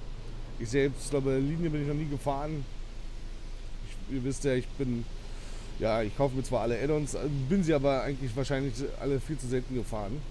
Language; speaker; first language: German; native; German